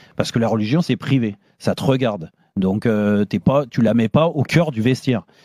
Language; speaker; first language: French; native; French